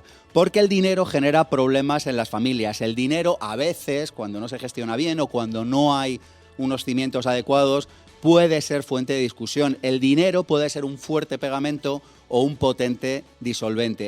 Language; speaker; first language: Spanish; native; Spanish